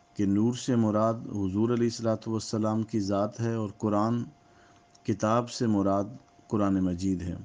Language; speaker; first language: Urdu; native; Urdu